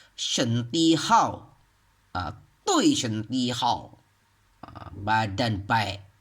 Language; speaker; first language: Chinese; non-native, learner; Malay